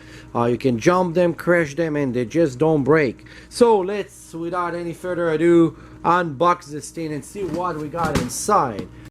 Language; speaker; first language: English; non-native, fluent; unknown